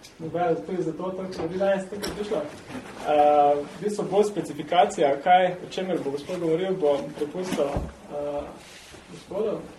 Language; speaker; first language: Slovenian; native; Slovenian